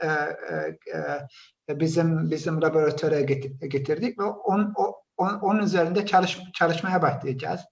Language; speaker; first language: Turkish; early bilingual, heritage; Turkish